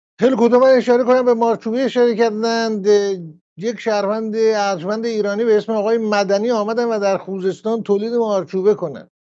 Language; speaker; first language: Persian; native; Persian